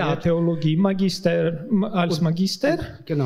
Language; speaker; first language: German; non-native, learner; Latvian